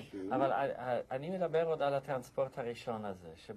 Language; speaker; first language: Hebrew; native; Hebrew